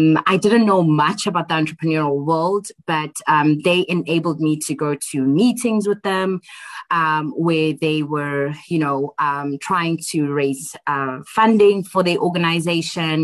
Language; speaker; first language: English; non-native, local second language; Xhosa